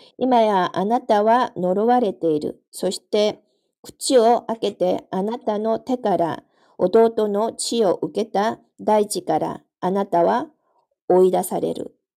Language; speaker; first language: Japanese; non-native, fluent; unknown